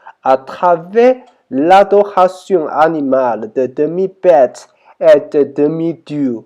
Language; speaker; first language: French; non-native, learner; Chinese